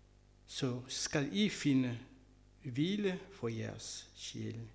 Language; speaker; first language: Danish; non-native, fluent; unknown